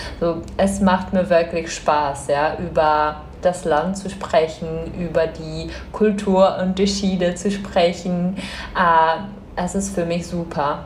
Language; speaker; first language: German; non-native, fluent; Czech